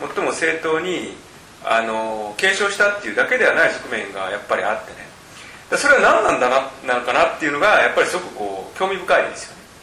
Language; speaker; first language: Japanese; native; Japanese